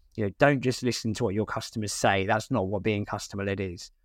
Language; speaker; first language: English; native; English